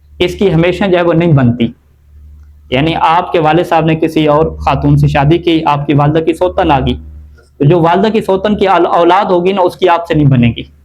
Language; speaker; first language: Urdu; native; Urdu